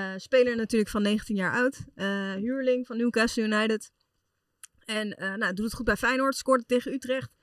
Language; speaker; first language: Dutch; native; Dutch